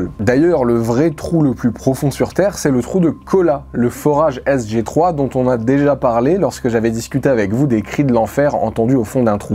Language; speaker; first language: French; native; French